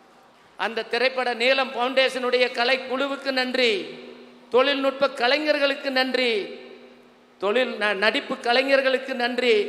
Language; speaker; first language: Tamil; native; Tamil